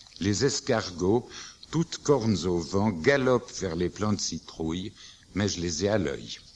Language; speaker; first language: French; native; French